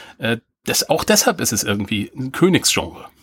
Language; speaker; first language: German; native; German